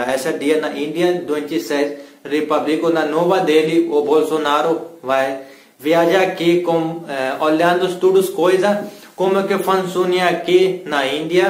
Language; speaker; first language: Portuguese; non-native, learner; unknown